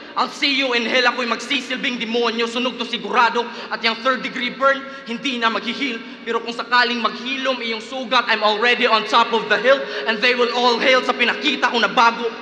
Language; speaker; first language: Filipino; non-native, local second language; Cebuano